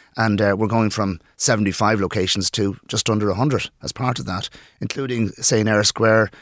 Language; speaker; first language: English; native; English